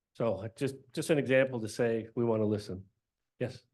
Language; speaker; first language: English; native; English